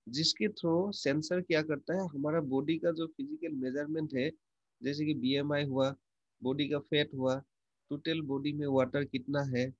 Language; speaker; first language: Hindi; non-native, local second language; Assamese